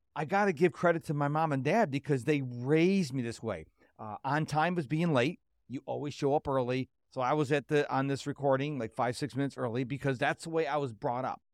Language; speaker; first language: English; early bilingual, other home language; Polish